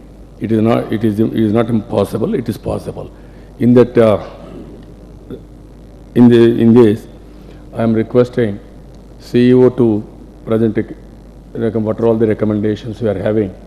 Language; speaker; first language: English; non-native, local second language; Telugu